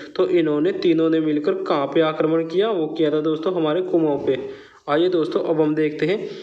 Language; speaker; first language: Hindi; native; Hindi